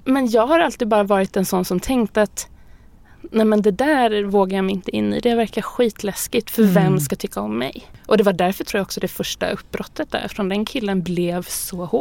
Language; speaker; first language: Swedish; native; Swedish